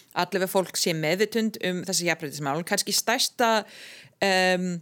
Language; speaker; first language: Icelandic; non-native, fluent; English